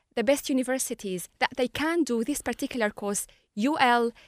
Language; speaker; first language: English; non-native, fluent; Arabic